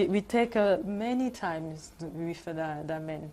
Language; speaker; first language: English; non-native, learner; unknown